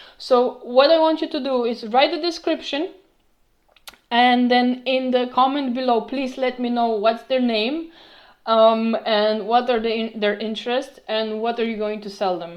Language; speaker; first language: English; non-native, fluent; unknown